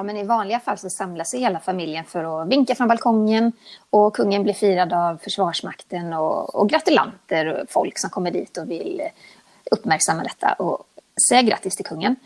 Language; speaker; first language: Swedish; native; Swedish